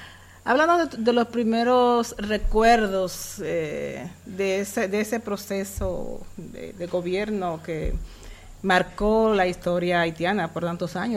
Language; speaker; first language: Spanish; native; Spanish